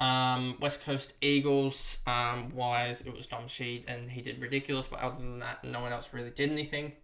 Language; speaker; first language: English; native; English